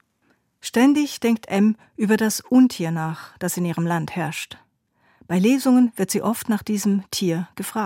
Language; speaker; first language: German; native; German